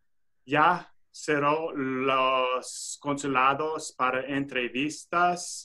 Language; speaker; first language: Spanish; non-native, fluent; English